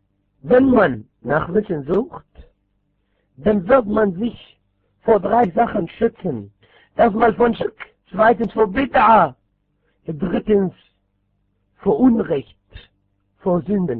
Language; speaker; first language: German; non-native, fluent; Arabic